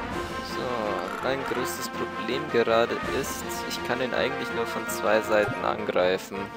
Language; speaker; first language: German; native; German